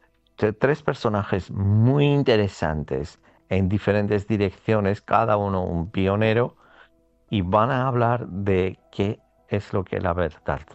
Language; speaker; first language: Spanish; non-native, fluent; Armenian